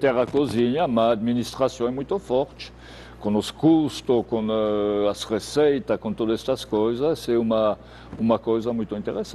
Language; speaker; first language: Portuguese; non-native, fluent; French